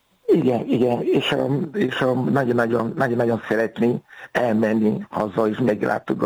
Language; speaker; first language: Hungarian; non-native, fluent; Yoruba